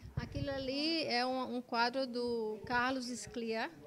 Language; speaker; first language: Portuguese; native; Portuguese